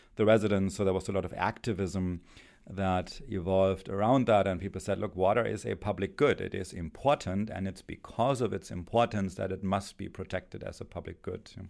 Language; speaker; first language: English; non-native, fluent; German